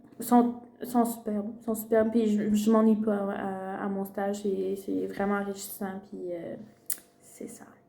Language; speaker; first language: French; early bilingual, other home language; Spanish